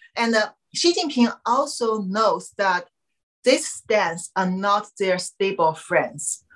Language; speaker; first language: English; non-native, fluent; Chinese